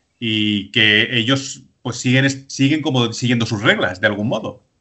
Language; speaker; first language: Spanish; native; Spanish